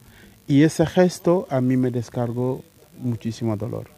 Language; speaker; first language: Spanish; non-native, fluent; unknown